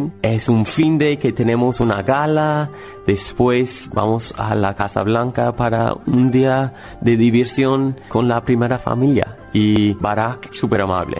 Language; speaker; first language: Spanish; non-native, fluent; English